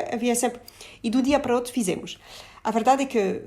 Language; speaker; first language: Portuguese; non-native, fluent; French